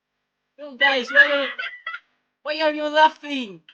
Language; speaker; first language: English; non-native, learner; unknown